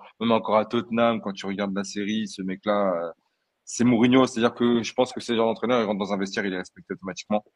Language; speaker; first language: French; early bilingual, other home language; Portuguese